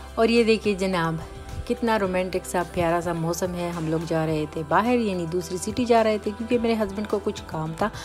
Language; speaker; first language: Urdu; native; Urdu